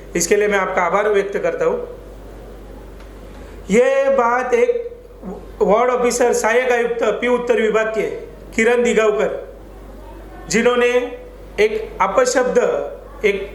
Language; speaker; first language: Hindi; non-native, local second language; Marathi